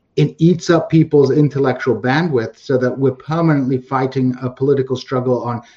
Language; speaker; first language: English; native; English